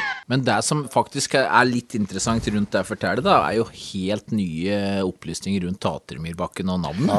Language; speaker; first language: Norwegian; native; Norwegian